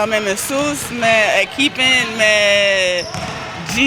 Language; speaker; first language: Albanian; non-native, learner; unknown